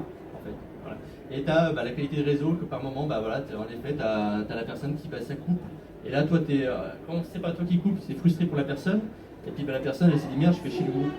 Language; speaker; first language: French; native; French